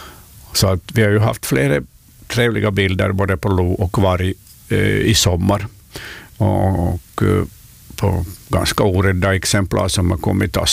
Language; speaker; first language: Swedish; native; Swedish